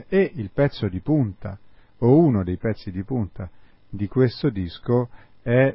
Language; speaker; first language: Italian; native; Italian